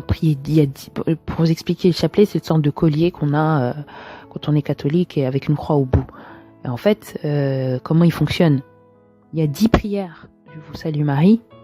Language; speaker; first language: French; native; French